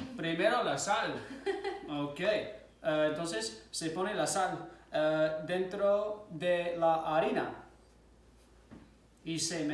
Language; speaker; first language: Spanish; non-native, fluent; English